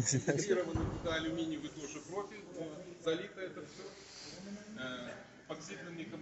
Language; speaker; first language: Russian; native; Russian